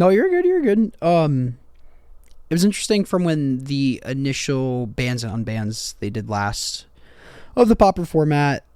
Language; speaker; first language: English; native; English